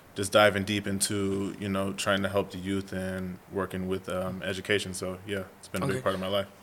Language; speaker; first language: English; native; English